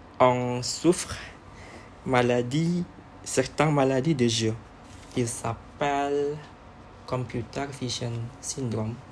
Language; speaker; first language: French; non-native, learner; Indonesian